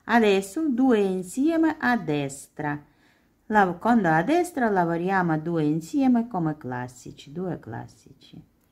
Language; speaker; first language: Italian; non-native, learner; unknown